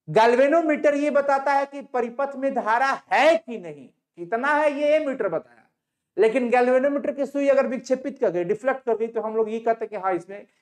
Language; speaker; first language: Hindi; native; Hindi